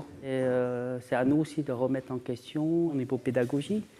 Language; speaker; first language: French; native; French